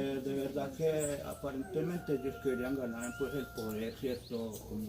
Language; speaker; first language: Spanish; native; Spanish